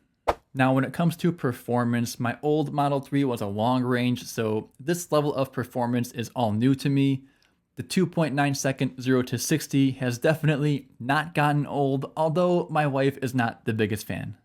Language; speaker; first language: English; native; English